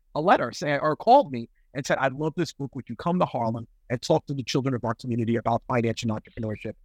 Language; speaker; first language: English; native; English